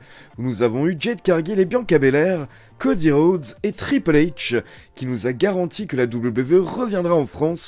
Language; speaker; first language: French; native; French